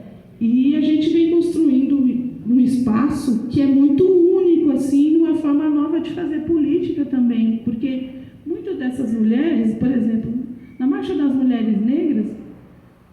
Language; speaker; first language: Portuguese; native; Portuguese